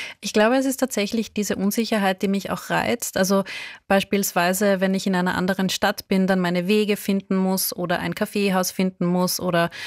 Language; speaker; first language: German; native; German